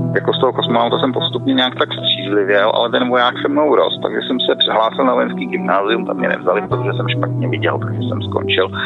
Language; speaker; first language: Czech; native; Czech